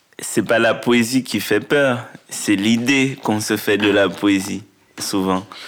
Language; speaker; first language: French; non-native, local second language; Haitian Creole